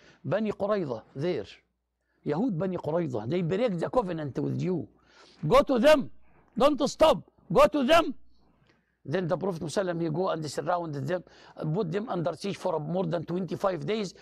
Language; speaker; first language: English; non-native, fluent; Arabic